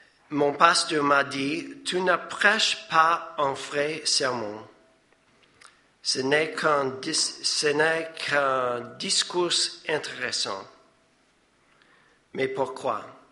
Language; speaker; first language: French; non-native, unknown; English